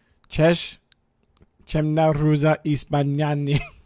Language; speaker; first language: Polish; non-native, learner; English